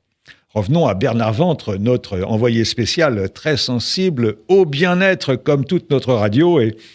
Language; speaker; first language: French; native; French